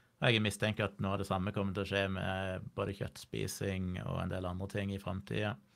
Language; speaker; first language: Norwegian; native; Norwegian